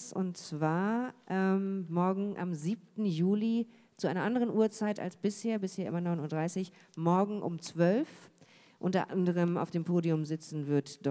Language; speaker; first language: German; native; German